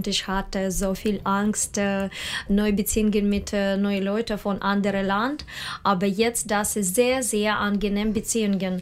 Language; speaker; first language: German; non-native, learner; Russian